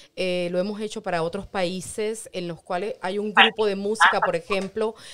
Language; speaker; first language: Spanish; native; Spanish